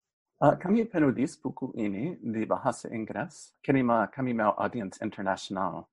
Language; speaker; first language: Indonesian; non-native, fluent; English